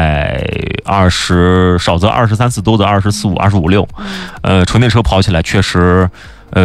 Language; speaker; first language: Chinese; native; Chinese